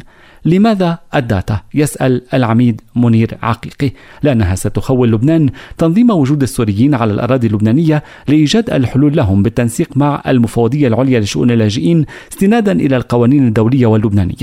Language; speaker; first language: Arabic; native; Arabic